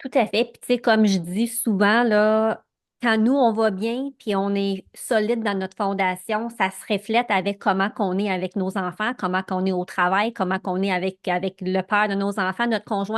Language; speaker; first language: French; native; French